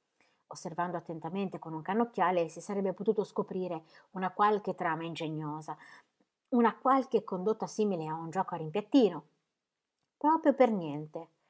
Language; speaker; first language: Italian; native; Italian